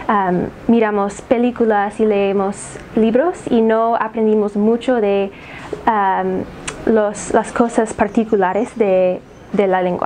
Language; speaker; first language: Spanish; non-native, fluent; English